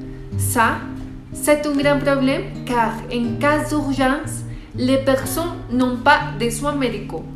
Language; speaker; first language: French; non-native, learner; Spanish